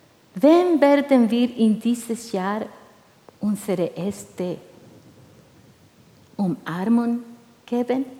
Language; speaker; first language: German; non-native, fluent; Spanish